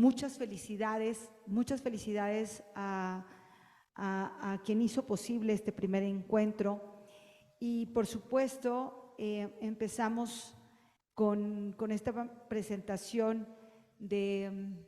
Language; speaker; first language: Spanish; native; Spanish